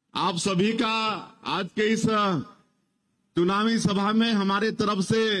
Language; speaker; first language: Hindi; native; Hindi